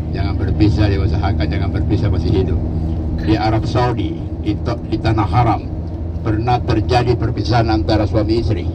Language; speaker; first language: Indonesian; native; Indonesian